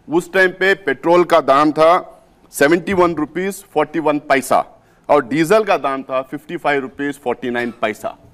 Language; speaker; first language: Hindi; native; Hindi